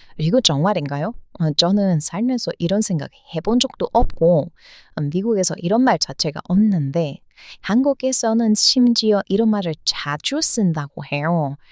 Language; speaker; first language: Korean; non-native, fluent; English